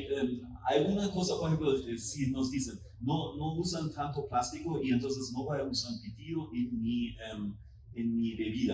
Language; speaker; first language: Spanish; non-native, fluent; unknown